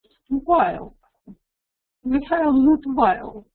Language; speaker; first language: English; non-native, learner; Russian